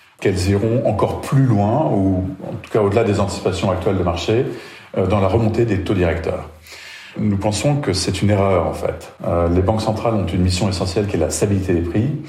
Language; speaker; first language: French; native; French